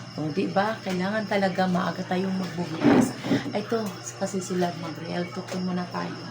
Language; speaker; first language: Filipino; non-native, local second language; Cebuano